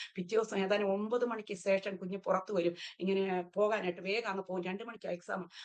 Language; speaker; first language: Malayalam; early bilingual, heritage; Malayalam